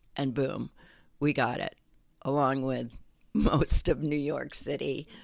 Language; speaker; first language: English; native; English